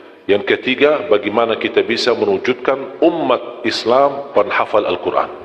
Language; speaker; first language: Indonesian; non-native, fluent; Arabic